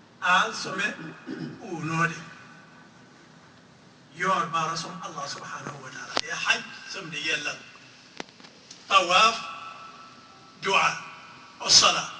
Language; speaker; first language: Swedish; non-native, fluent; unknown